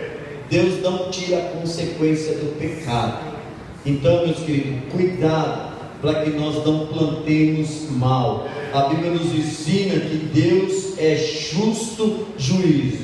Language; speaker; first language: Portuguese; native; Portuguese